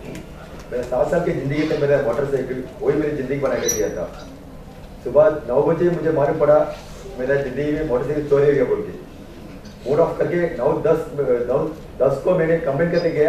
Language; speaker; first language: Hindi; non-native, local second language; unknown